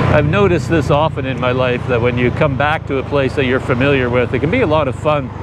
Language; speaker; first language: English; native; English